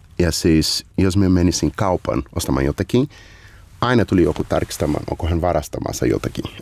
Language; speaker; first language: Finnish; non-native, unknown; Portuguese